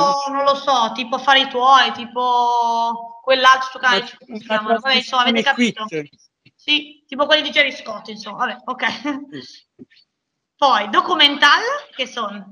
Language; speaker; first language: Italian; native; Italian